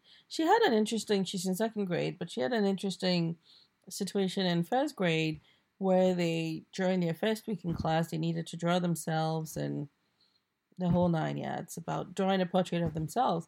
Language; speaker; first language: English; non-native, local second language; Akan